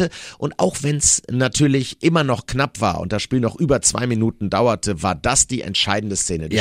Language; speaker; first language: German; native; German